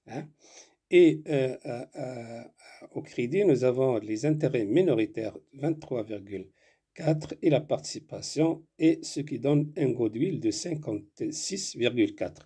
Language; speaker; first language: French; non-native, local second language; Arabic